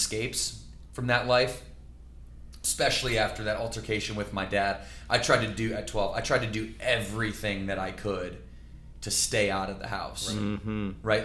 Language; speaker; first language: English; native; English